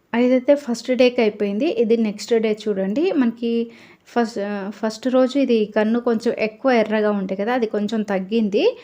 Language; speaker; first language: Telugu; native; Telugu